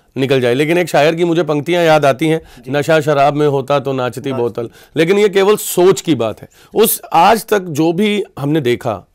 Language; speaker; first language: Hindi; non-native, local second language; Punjabi